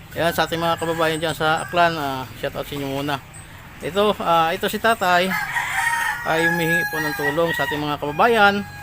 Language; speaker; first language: Filipino; native; Filipino